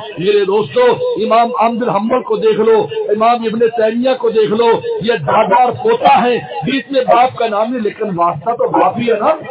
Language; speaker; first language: Urdu; non-native, local second language; Pashto